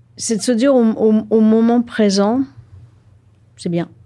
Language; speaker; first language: French; native; French